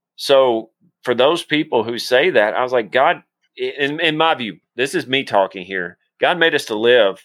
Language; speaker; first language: English; native; English